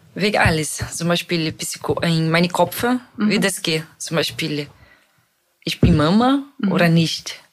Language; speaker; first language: German; non-native, fluent; Portuguese